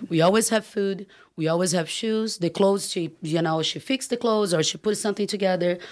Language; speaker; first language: English; non-native, fluent; Portuguese